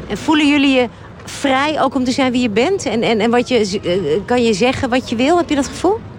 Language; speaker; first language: Dutch; native; Dutch